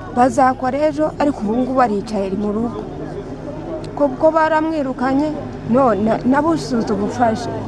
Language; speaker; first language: Kinyarwanda; early bilingual, heritage; Kinyarwanda